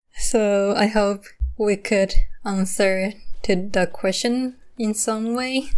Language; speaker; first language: English; non-native, fluent; Japanese